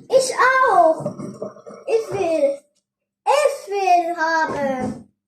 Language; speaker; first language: German; early bilingual, other home language; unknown